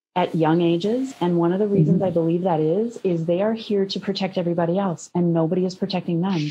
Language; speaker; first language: English; native; English